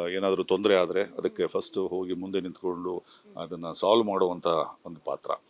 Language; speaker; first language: Kannada; native; Kannada